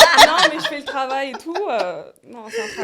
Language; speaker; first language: French; native; French